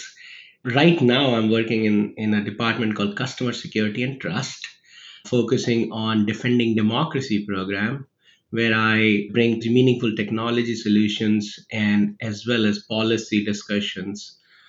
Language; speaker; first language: English; non-native, local second language; Hindi